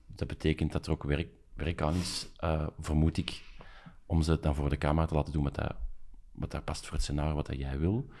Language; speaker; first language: Dutch; native; Dutch